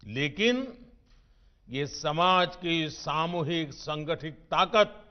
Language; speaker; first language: Hindi; non-native, local second language; Gujarati